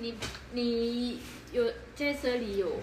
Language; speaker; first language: Chinese; non-native, learner; Lao